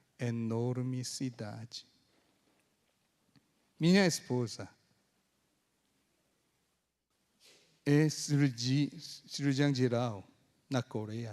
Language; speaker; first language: Portuguese; non-native, fluent; Korean